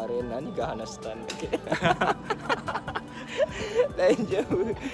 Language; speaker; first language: Japanese; non-native, fluent; Balinese